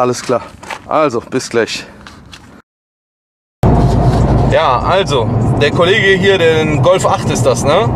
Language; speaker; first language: German; native; German